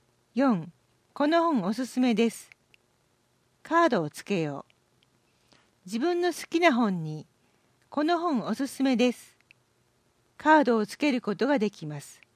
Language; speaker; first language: Japanese; native; Japanese